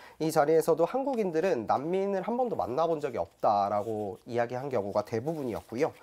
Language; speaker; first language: Korean; native; Korean